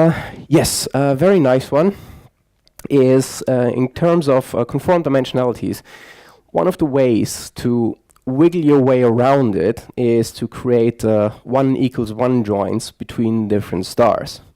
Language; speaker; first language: English; non-native, fluent; German